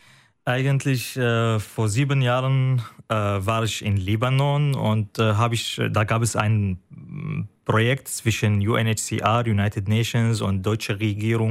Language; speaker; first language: German; non-native, fluent; Arabic